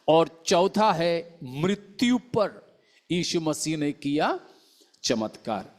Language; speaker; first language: Hindi; non-native, local second language; Malayalam